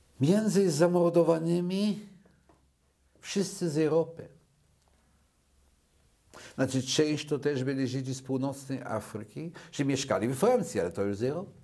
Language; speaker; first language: Polish; early bilingual, other home language; Yiddish